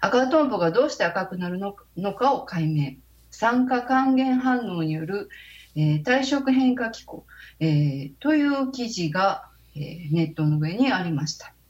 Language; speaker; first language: Japanese; native; Japanese